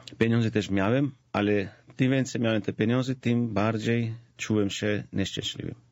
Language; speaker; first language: Polish; non-native, fluent; Georgian